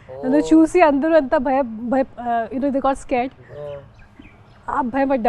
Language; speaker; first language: Telugu; non-native, fluent; Hindi